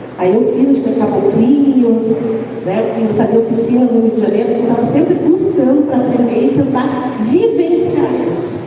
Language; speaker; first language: Portuguese; native; Portuguese